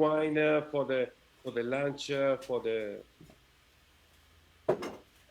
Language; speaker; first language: English; non-native, learner; Italian